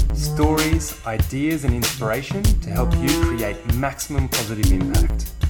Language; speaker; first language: English; native; English